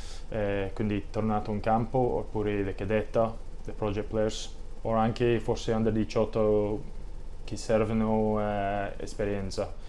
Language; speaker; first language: Italian; non-native, learner; English